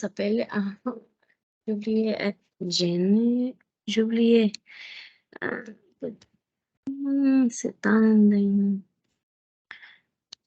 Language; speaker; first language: French; non-native, learner; Spanish